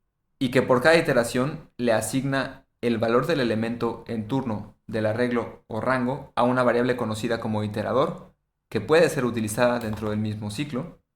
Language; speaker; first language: Spanish; native; Spanish